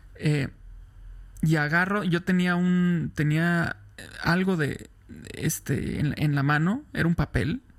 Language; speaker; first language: Spanish; native; Spanish